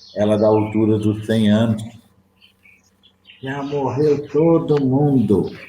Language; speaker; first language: Portuguese; native; Portuguese